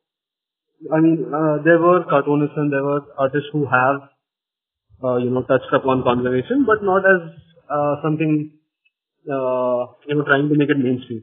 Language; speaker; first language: English; non-native, local second language; Marathi